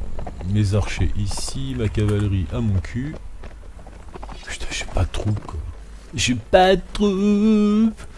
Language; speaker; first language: French; native; French